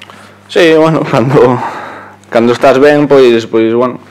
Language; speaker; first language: Galician; native; Galician